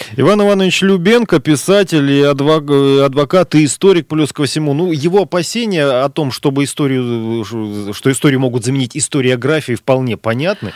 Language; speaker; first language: Russian; native; Russian